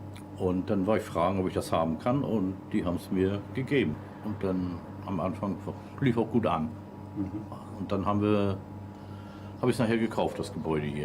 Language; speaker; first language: German; native; German